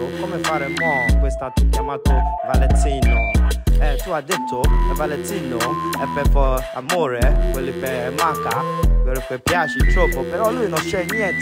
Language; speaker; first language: Italian; non-native, learner; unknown